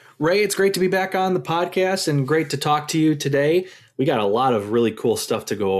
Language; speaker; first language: English; native; English